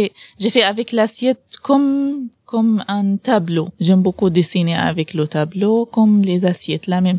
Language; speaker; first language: French; non-native, learner; Arabic